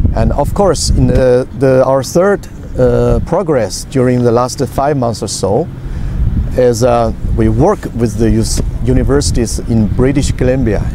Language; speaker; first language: English; non-native, fluent; Chinese